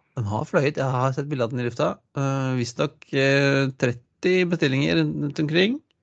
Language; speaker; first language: Norwegian; native; Norwegian